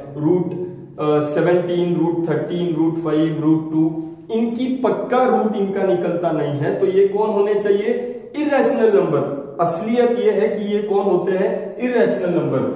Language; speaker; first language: Hindi; native; Hindi